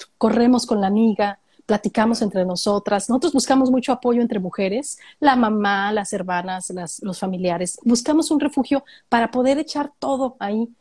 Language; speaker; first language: Spanish; native; Spanish